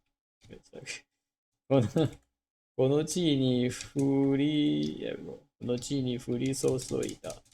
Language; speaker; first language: Japanese; non-native, learner; English